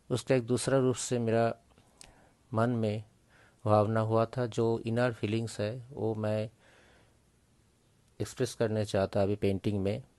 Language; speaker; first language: Hindi; native; Hindi